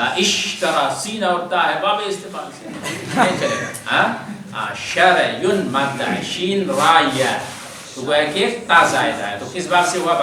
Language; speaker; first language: Urdu; native; Urdu